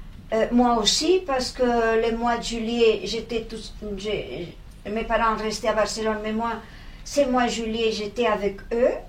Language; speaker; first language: French; non-native, fluent; Spanish